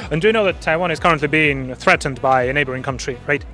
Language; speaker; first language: English; non-native, fluent; Polish